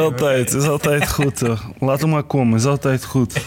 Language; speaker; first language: Dutch; non-native, learner; Portuguese